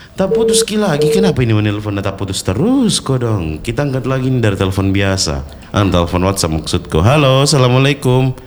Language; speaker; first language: Indonesian; native; Indonesian